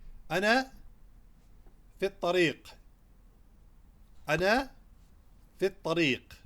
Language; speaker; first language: Arabic; non-native, fluent; Urdu